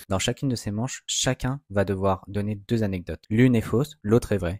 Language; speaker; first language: French; native; French